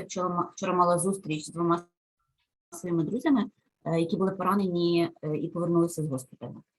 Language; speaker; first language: Ukrainian; native; Ukrainian